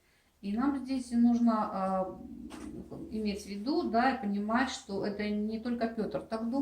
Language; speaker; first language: Russian; native; Russian